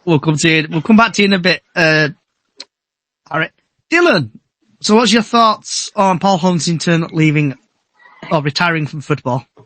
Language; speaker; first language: English; native; English